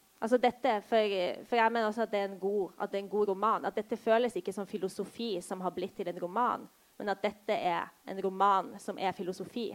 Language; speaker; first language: Norwegian; early bilingual, other home language; Polish